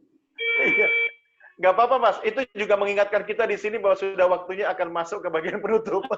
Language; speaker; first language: Indonesian; native; Indonesian